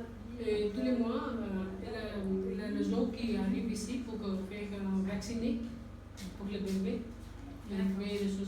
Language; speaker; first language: French; non-native, learner; Nepali